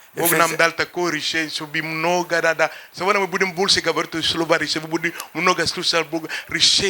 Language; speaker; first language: Russian; non-native, fluent; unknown